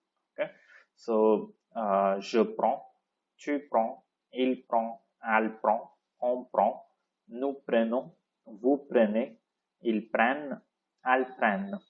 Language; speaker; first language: French; non-native, fluent; Tamil